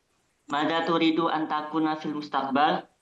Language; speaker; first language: Arabic; non-native, learner; Indonesian